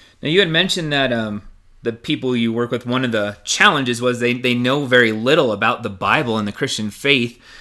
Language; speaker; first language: English; native; English